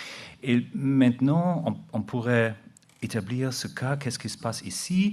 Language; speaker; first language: French; non-native, learner; German